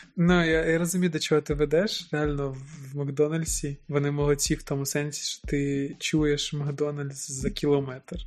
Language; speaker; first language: Ukrainian; native; Ukrainian